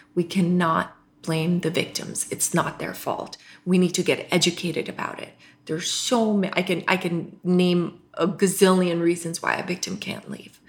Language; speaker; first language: English; non-native, local second language; Urdu